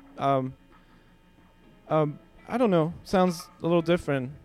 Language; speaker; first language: English; non-native, fluent; French